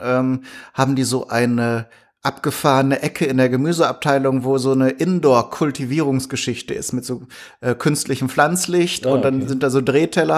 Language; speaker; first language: German; native; German